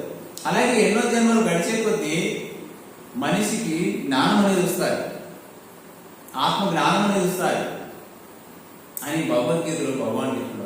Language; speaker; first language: Telugu; native; Telugu